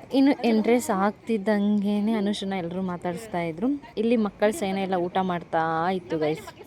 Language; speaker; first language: Kannada; non-native, local second language; Lambadi